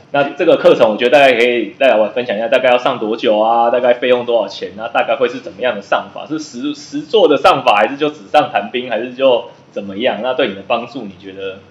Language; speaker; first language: Chinese; native; Chinese